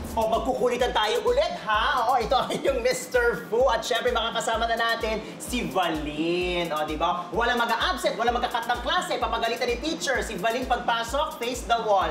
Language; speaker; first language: Filipino; native; Filipino